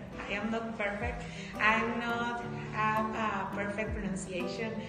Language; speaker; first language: English; non-native, fluent; Spanish